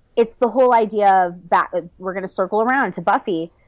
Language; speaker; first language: English; native; English